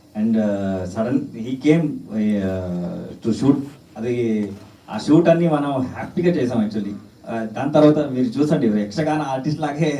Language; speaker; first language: Telugu; non-native, learner; Kannada